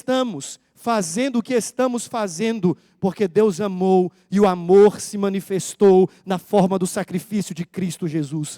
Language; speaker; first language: Portuguese; native; Portuguese